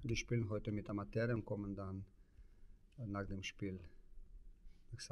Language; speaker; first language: German; non-native, learner; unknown